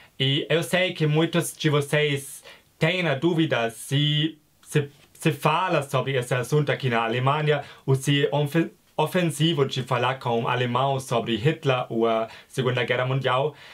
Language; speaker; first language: Portuguese; non-native, fluent; German